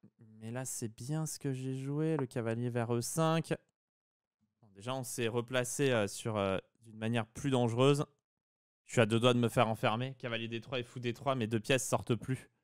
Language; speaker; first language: French; native; French